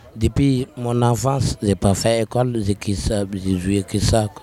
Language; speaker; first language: French; non-native, local second language; Mossi